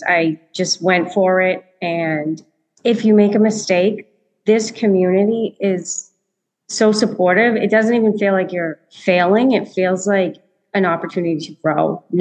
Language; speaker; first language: English; native; English